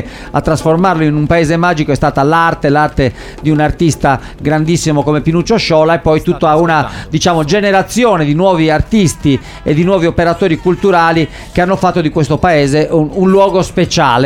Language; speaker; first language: Italian; native; Italian